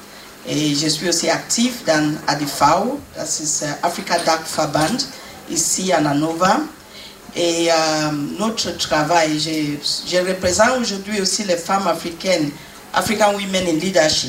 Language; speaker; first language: French; non-native, learner; English